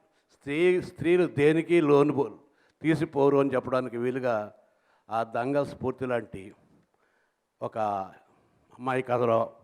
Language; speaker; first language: Telugu; native; Telugu